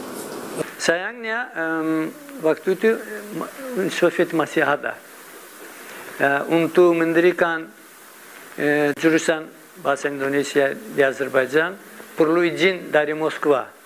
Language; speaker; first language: Indonesian; non-native, fluent; Azerbaijani